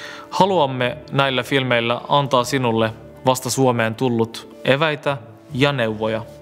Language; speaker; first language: Finnish; non-native, fluent; Turkish